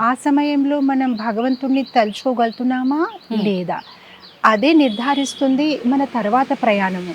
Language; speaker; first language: Telugu; non-native, fluent; Gujarati